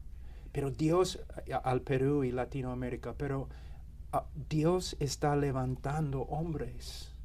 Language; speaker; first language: Spanish; non-native, fluent; English